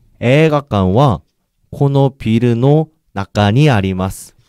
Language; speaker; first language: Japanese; non-native, learner; Korean